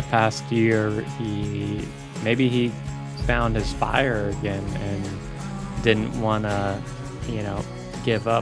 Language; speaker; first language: English; native; English